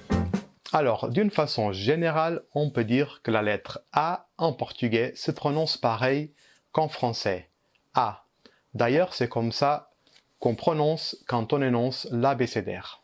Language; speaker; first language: French; early bilingual, heritage; Portuguese